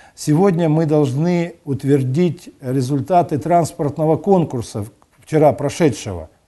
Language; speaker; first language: Russian; non-native, local second language; Ukrainian